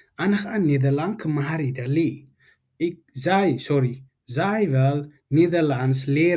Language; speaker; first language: Dutch; non-native, fluent; Tigrinya